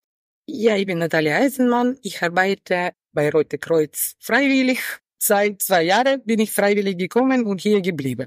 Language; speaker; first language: German; non-native, learner; Ukrainian